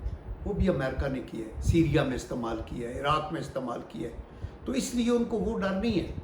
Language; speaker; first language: Urdu; native; Urdu